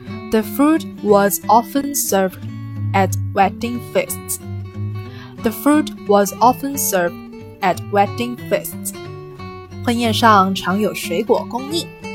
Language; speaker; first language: English; non-native, fluent; Chinese